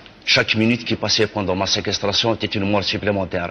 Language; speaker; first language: French; non-native, local second language; Kabyle